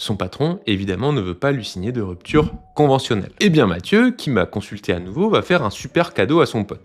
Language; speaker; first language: French; native; French